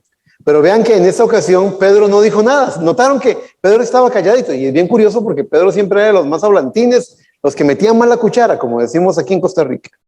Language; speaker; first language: Spanish; native; Spanish